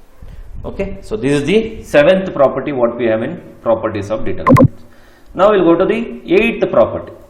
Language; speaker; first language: English; non-native, local second language; Kannada